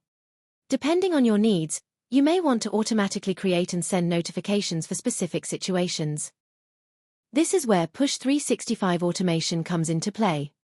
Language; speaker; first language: English; non-native, fluent; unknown